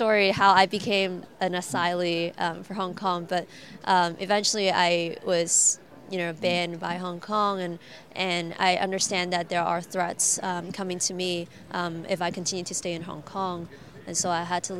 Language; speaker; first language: English; non-native, local second language; Cantonese